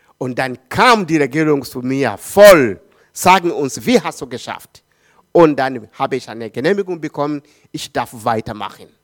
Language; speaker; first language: German; non-native, learner; Swahili